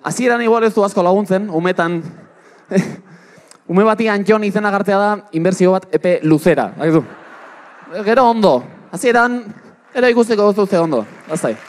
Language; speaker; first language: Basque; native; Basque